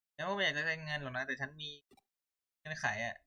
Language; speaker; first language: Thai; native; Thai